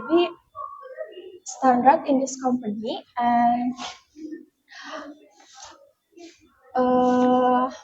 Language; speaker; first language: English; non-native, learner; Indonesian